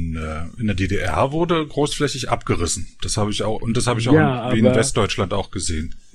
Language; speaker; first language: German; native; German